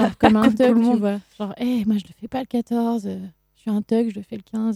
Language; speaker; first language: French; native; French